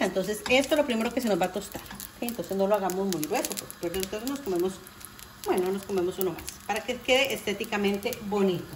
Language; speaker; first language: Spanish; native; Spanish